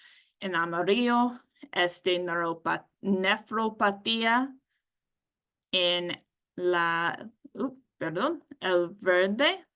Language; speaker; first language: Spanish; non-native, learner; English